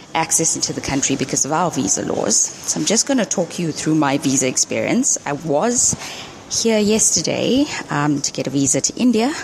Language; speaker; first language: English; early bilingual, other home language; Hindi